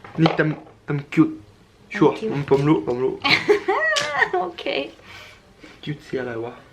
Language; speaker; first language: Thai; non-native, learner; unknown